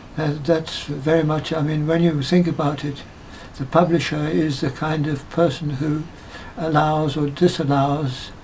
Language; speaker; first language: English; native; English